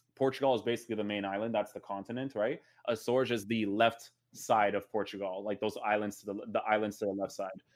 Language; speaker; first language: English; native; English